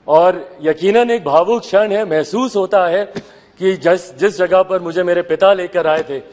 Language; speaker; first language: Hindi; native; Hindi